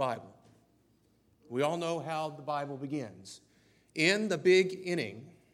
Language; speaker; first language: English; native; English